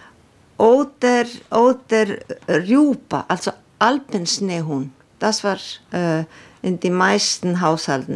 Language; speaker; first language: German; non-native, fluent; Icelandic